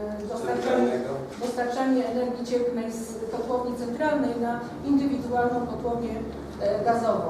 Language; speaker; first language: Polish; native; Polish